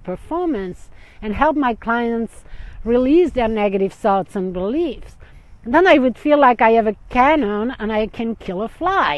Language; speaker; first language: English; non-native, fluent; French